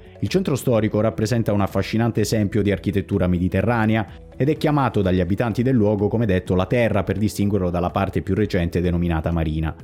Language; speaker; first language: Italian; native; Italian